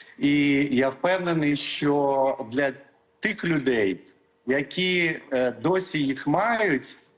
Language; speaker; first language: Ukrainian; non-native, local second language; Crimean Tatar